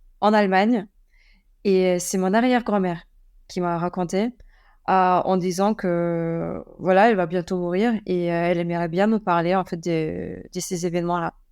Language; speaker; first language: French; non-native, fluent; Russian